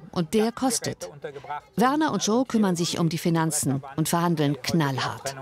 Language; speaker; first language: German; native; German